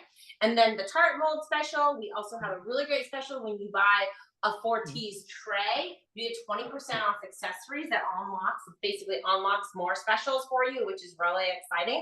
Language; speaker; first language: English; native; English